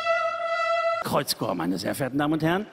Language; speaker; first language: German; native; German